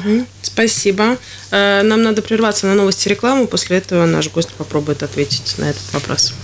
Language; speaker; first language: Russian; native; Russian